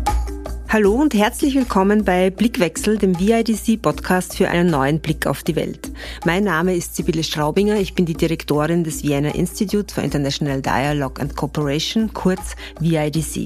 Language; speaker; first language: German; native; German